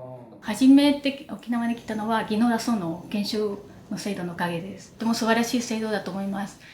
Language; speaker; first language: Japanese; early bilingual, heritage; Spanish